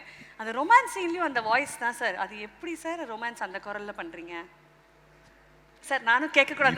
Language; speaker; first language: Tamil; native; Tamil